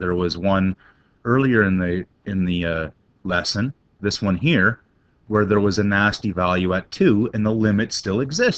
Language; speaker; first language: English; native; English